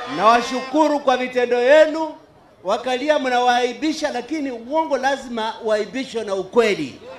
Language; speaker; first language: Swahili; non-native, local second language; Luyia